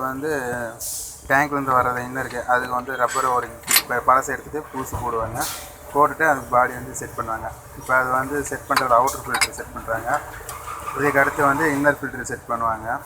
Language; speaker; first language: Tamil; native; Tamil